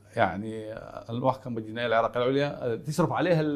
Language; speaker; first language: Arabic; native; Arabic